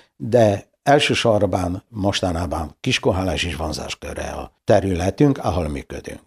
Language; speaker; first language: Hungarian; non-native, fluent; Polish